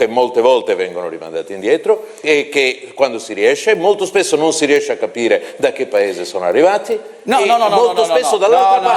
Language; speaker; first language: Italian; native; Italian